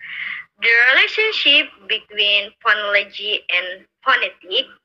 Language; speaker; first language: English; non-native, learner; Indonesian